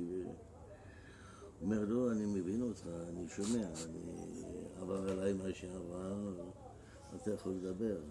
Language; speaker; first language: Hebrew; non-native, fluent; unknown